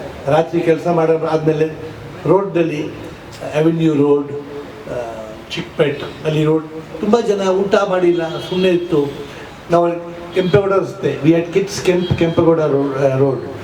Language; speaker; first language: Kannada; non-native, local second language; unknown